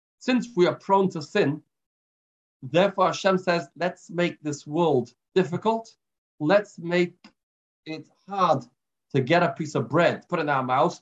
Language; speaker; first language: English; native; English